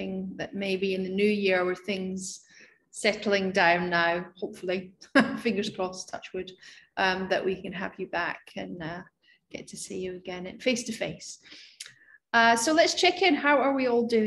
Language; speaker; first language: English; native; English